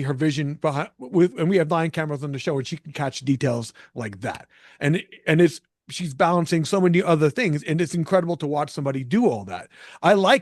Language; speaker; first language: English; native; English